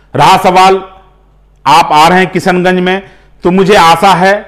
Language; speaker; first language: Hindi; native; Hindi